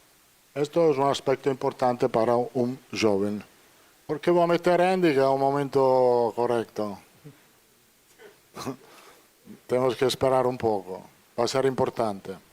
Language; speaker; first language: Portuguese; non-native, fluent; Italian